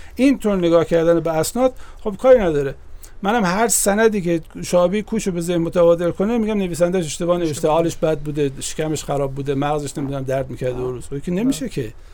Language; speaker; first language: Persian; native; Persian